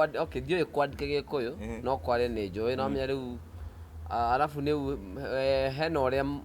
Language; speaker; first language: Kikuyu; non-native, local second language; Swahili